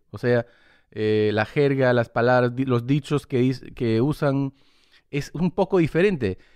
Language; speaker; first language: Spanish; early bilingual, heritage; English